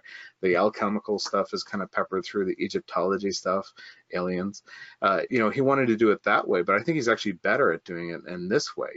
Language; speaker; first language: English; native; English